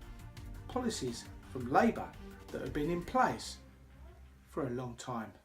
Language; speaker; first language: English; native; English